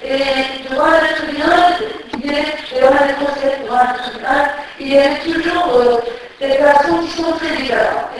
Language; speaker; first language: French; non-native, fluent; Turkish